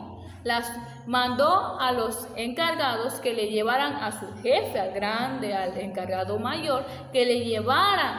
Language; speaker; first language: Spanish; native; Spanish